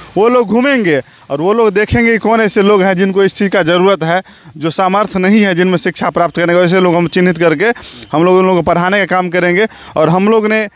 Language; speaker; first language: Hindi; native; Hindi